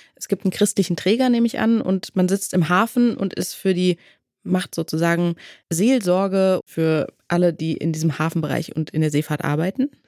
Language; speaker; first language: German; native; German